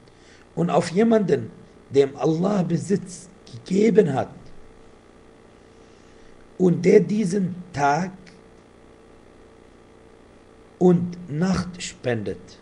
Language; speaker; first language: German; non-native, fluent; Arabic